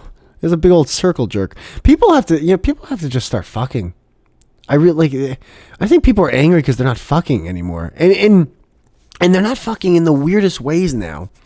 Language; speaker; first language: English; native; English